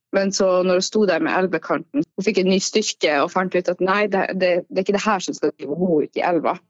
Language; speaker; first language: Norwegian; native; Norwegian